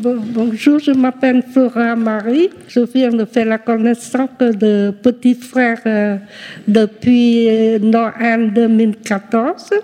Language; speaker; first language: French; non-native, local second language; Vietnamese